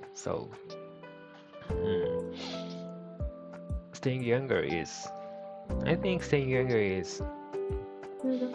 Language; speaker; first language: English; non-native, learner; Japanese